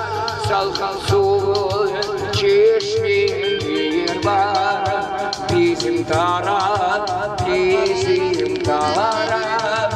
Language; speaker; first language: Turkish; non-native, learner; Crimean Tatar